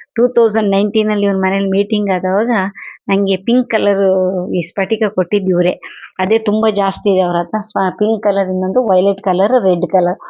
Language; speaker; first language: Kannada; non-native, local second language; Telugu